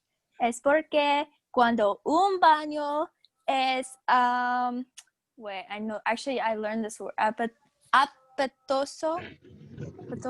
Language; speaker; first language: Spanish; non-native, learner; English